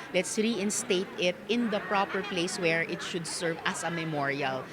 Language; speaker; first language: English; non-native, local second language; Filipino